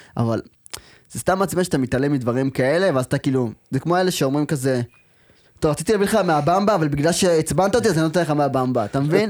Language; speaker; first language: Hebrew; native; Hebrew